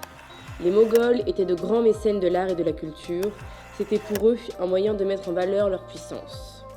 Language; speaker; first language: French; native; French